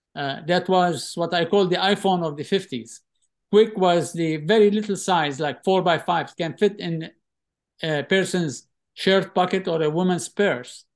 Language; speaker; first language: English; non-native, fluent; Arabic